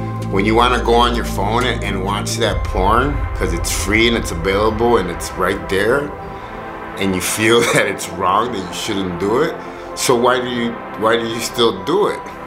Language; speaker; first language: English; early bilingual, other home language; Spanish